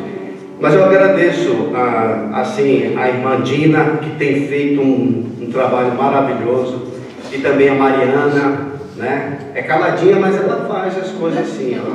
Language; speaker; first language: Portuguese; native; Portuguese